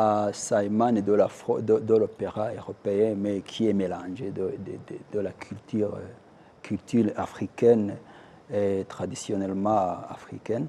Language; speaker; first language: French; non-native, local second language; Kinyarwanda